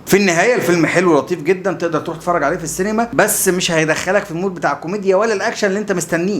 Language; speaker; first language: Arabic; native; Arabic